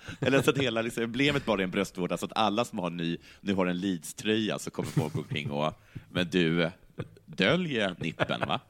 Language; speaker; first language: Swedish; native; Swedish